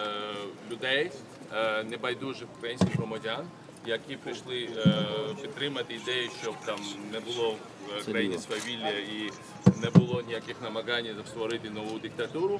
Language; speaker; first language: Ukrainian; non-native, fluent; Georgian